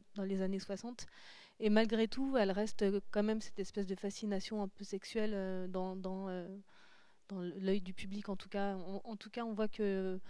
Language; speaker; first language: French; native; French